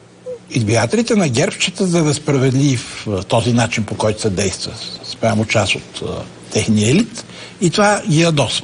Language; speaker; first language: Bulgarian; native; Bulgarian